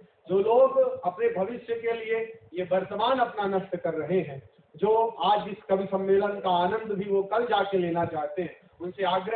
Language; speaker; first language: Hindi; native; Hindi